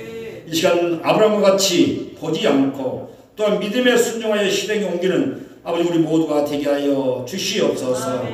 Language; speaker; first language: Korean; native; Korean